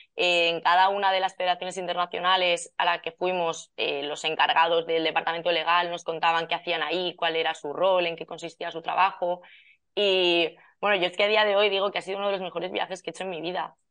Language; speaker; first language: Spanish; native; Spanish